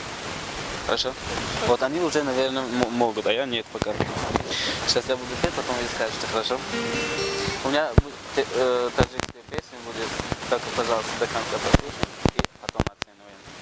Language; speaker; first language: Russian; non-native, local second language; Tajik